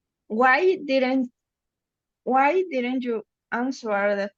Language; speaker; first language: English; non-native, learner; Spanish